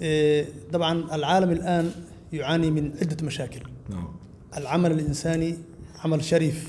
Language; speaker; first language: Arabic; non-native, local second language; Somali